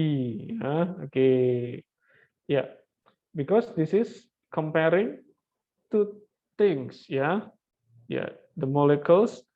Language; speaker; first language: English; non-native, fluent; Indonesian